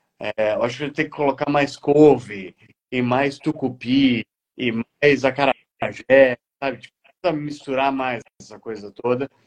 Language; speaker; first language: Portuguese; native; Portuguese